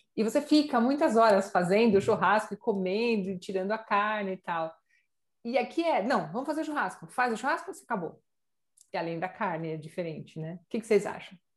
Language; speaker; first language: Portuguese; native; Portuguese